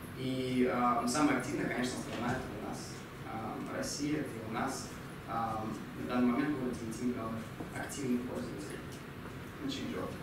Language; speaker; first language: Russian; native; Russian